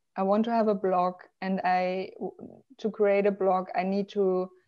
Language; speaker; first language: English; non-native, fluent; German